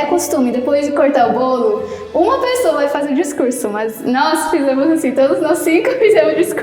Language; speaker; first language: Portuguese; non-native, fluent; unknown